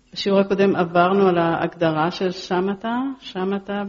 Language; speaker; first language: Hebrew; early bilingual, other home language; Polish